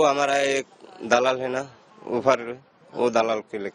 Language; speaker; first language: Hindi; non-native, learner; Bangla